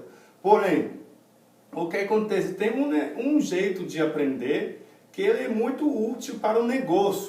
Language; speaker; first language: Portuguese; non-native, fluent; English